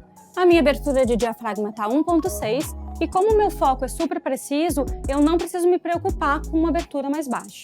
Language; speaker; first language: Portuguese; native; Portuguese